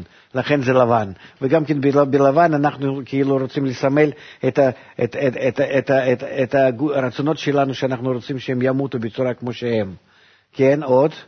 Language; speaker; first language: Hebrew; non-native, fluent; Russian